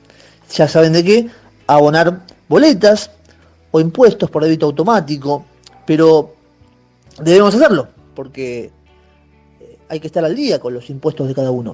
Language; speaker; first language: Spanish; native; Spanish